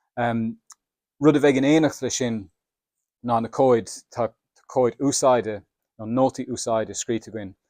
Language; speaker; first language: Irish; native; Irish